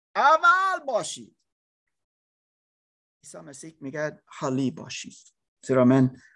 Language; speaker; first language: Persian; non-native, learner; English